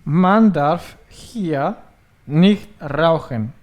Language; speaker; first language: German; non-native, fluent; Spanish